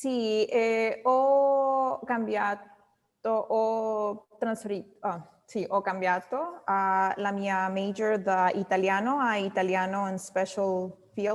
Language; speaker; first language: Italian; non-native, learner; English